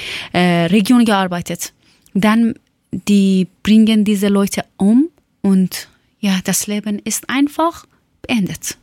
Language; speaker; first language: German; non-native, learner; Persian